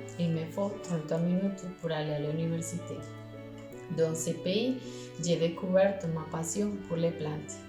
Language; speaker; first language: French; non-native, learner; Spanish